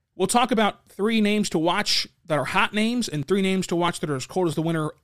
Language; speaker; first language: English; native; English